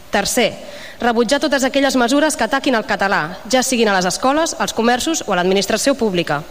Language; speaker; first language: Catalan; native; Catalan